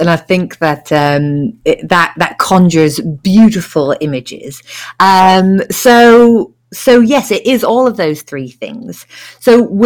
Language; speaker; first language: English; native; English